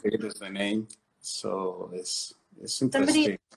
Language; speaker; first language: English; non-native, learner; Spanish